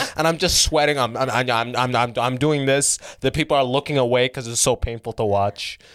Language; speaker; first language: English; early bilingual, other home language; Arabic